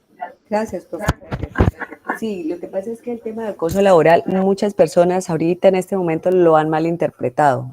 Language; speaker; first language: Spanish; native; Spanish